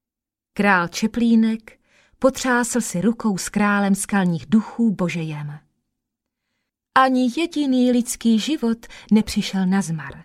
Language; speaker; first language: Czech; native; Czech